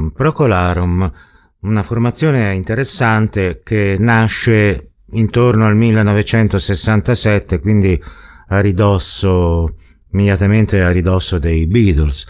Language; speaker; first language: Italian; native; Italian